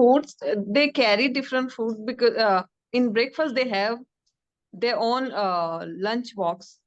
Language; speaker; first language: English; non-native, learner; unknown